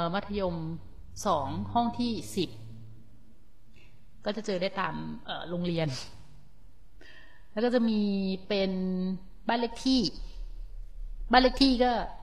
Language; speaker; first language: Thai; native; Thai